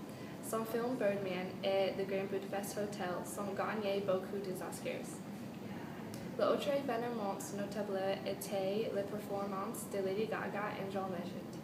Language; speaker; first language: French; non-native, learner; English